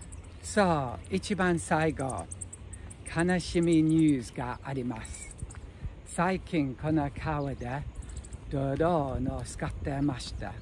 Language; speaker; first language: Japanese; non-native, learner; English